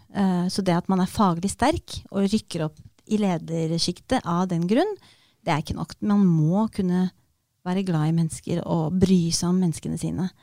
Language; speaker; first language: Norwegian; early bilingual, other home language; Romanian